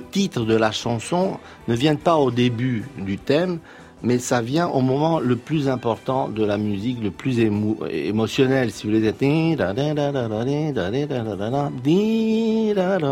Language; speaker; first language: French; non-native, fluent; Romanian